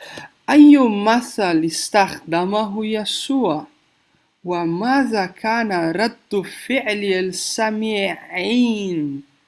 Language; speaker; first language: Arabic; non-native, fluent; Portuguese